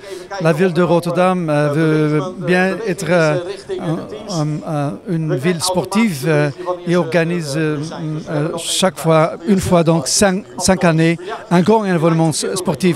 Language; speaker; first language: French; non-native, fluent; Riffian